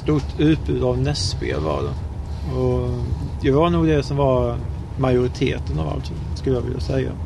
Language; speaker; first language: Swedish; native; Swedish